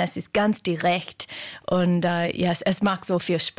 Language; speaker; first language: German; non-native, fluent; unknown